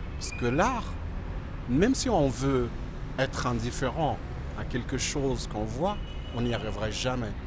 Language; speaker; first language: French; non-native, local second language; Berber languages